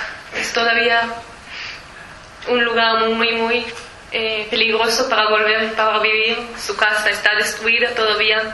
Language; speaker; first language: Spanish; early bilingual, heritage; Spanish